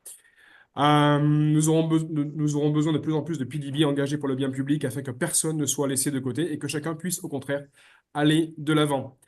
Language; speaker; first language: French; native; French